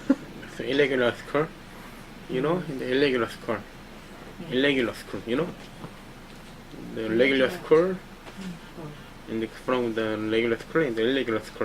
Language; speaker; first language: English; non-native, learner; Korean